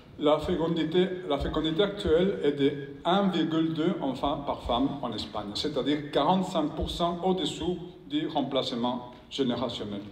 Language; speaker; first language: French; non-native, fluent; Spanish